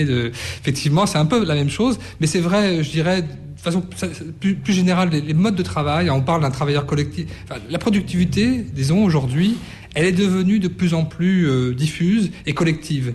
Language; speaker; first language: French; native; French